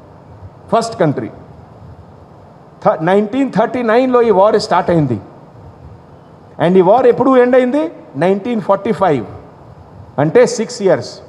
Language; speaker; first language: Telugu; non-native, fluent; Hindi